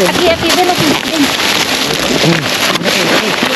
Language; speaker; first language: Spanish; non-native, learner; Filipino